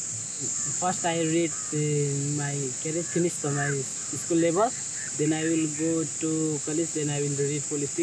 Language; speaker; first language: English; non-native, learner; Nepali